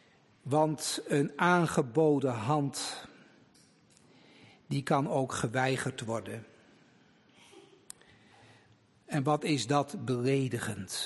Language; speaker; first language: Dutch; native; Dutch